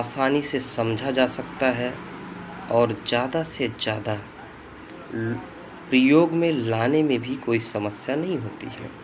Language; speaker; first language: Hindi; native; Hindi